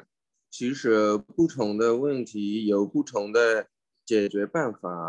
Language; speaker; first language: Chinese; non-native, learner; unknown